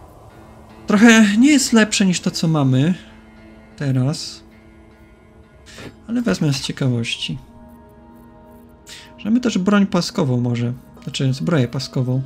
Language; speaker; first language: Polish; native; Polish